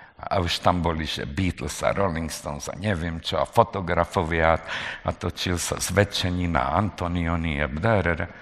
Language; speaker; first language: Slovak; non-native, local second language; Hungarian